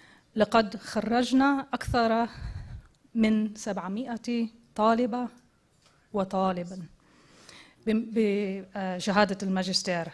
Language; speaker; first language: Arabic; non-native, fluent; English